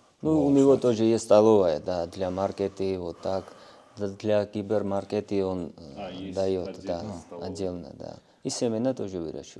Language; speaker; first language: Russian; non-native, fluent; Georgian